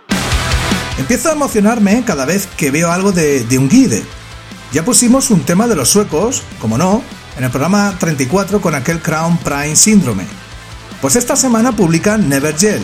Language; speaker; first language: Spanish; native; Spanish